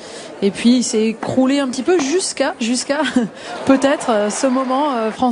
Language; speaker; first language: French; native; French